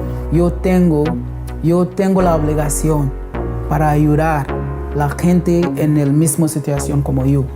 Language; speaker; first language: Spanish; non-native, local second language; English